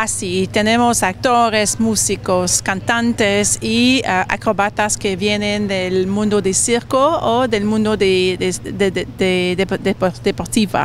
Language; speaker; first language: Spanish; non-native, learner; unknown